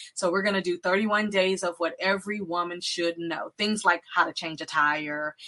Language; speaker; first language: English; native; English